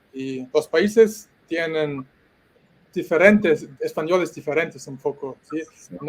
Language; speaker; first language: Spanish; non-native, learner; German